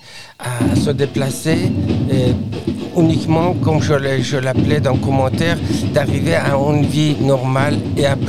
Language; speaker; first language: French; non-native, fluent; Persian